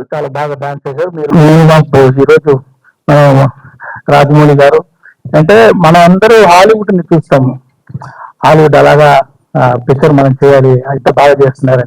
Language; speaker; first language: Telugu; non-native, fluent; Tamil